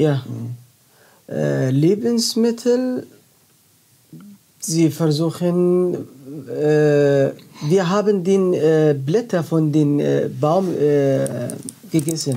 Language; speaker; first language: German; non-native, learner; Arabic